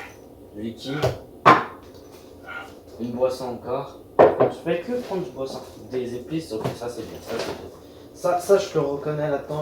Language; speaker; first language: French; native; French